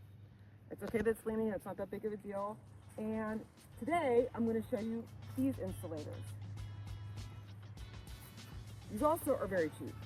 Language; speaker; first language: English; native; English